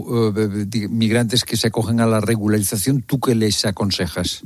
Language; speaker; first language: Spanish; native; Spanish